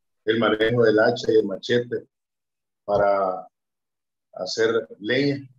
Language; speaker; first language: Spanish; native; Spanish